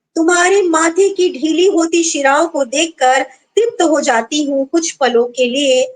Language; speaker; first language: Hindi; non-native, local second language; Bangla